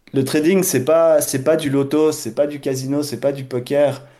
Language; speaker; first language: French; native; French